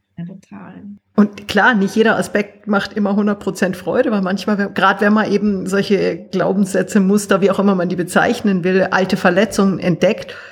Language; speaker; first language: German; native; German